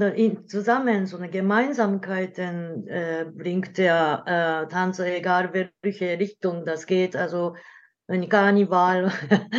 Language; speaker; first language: German; non-native, learner; Japanese